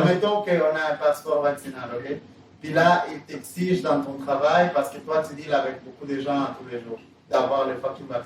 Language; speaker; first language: French; native; French